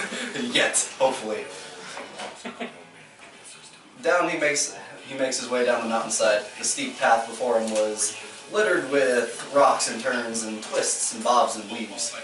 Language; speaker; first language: English; native; English